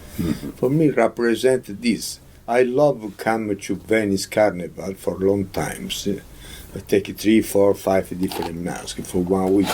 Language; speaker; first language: English; non-native, learner; Italian